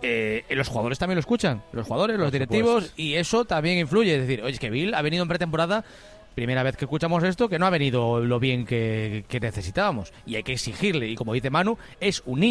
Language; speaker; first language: Spanish; native; Spanish